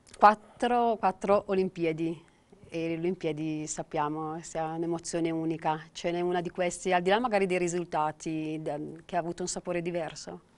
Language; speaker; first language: Italian; native; Italian